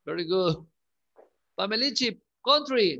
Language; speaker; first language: English; non-native, learner; Spanish